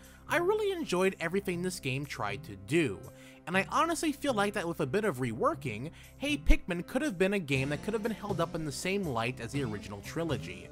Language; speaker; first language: English; native; English